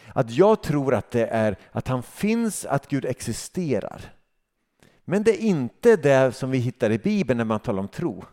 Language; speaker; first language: Swedish; native; Swedish